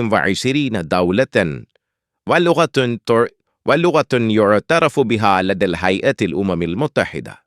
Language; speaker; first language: Arabic; non-native, fluent; Malayalam